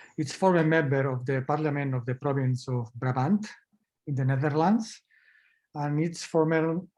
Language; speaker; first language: English; non-native, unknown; Catalan